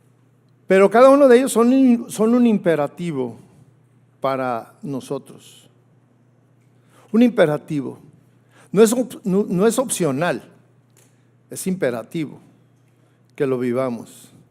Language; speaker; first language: Spanish; native; Spanish